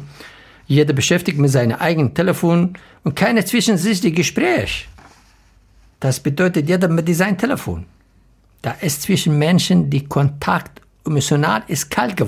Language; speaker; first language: German; non-native, learner; Arabic